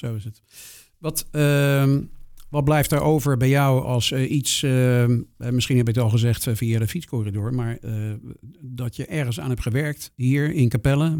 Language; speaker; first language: Dutch; native; Dutch